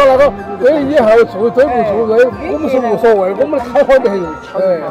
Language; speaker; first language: Chinese; native; Chinese